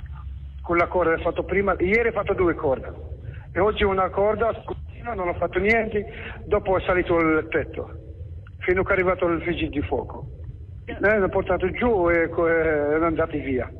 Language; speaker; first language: Italian; non-native, learner; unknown